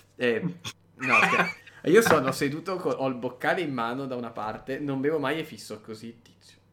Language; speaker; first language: Italian; native; Italian